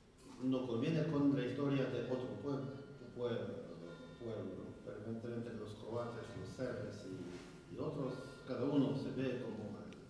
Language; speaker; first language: Spanish; non-native, fluent; French